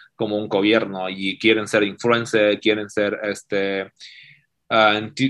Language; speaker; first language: Spanish; non-native, fluent; Chinese